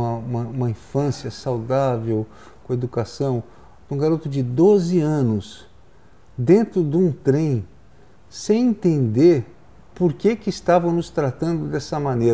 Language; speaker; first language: Portuguese; native; Portuguese